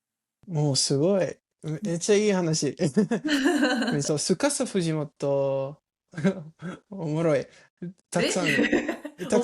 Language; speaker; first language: Japanese; non-native, learner; English